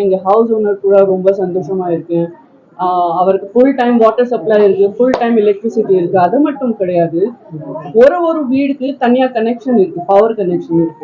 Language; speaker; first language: Tamil; non-native, fluent; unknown